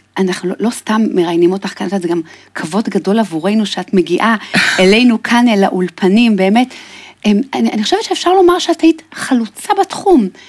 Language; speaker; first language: Hebrew; native; Hebrew